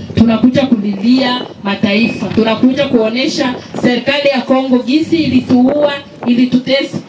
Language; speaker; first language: Swahili; non-native, local second language; Kinyarwanda